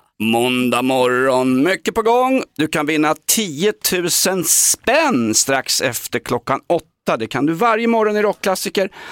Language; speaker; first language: Swedish; native; Swedish